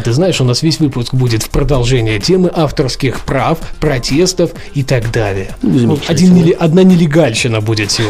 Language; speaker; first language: Russian; native; Russian